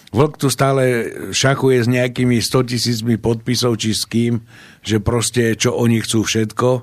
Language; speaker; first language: Slovak; native; Slovak